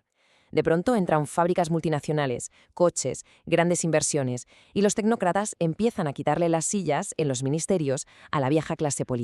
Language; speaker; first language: Spanish; native; Spanish